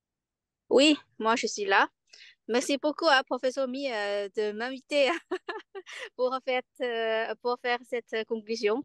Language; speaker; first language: French; non-native, fluent; Chinese